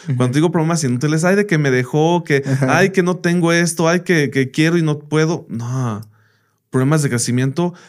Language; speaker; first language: Spanish; early bilingual, heritage; Spanish